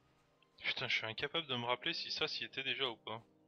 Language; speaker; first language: French; native; French